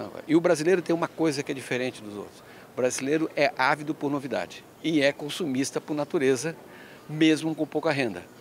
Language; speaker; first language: Portuguese; early bilingual, other home language; Spanish